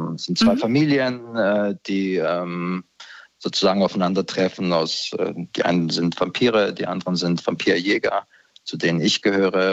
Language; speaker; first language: German; early bilingual, other home language; Croatian